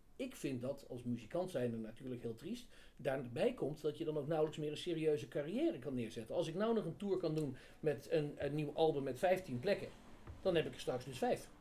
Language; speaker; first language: Dutch; native; Dutch